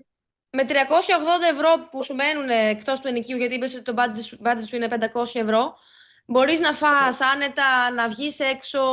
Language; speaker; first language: Greek; native; Greek